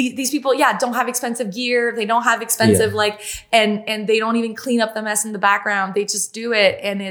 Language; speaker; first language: English; non-native, fluent; French